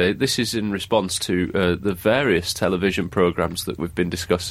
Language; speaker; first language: English; native; English